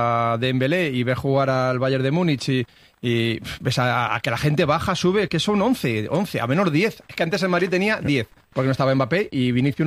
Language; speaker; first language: Spanish; native; Spanish